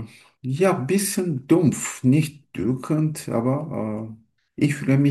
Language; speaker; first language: German; non-native, learner; Turkish